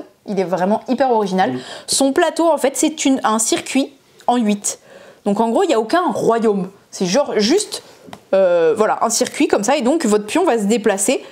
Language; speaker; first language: French; native; French